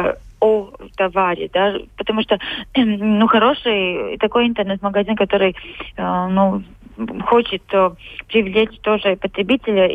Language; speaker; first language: Russian; non-native, local second language; Latvian